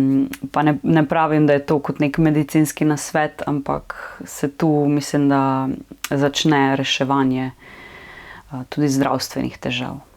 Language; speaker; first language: Slovenian; native; Slovenian